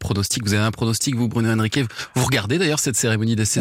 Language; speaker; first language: French; native; French